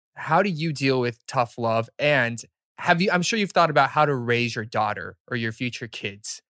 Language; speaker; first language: English; early bilingual, other home language; Korean